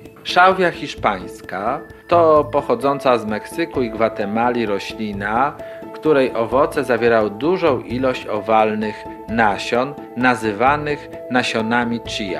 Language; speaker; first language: Polish; native; Polish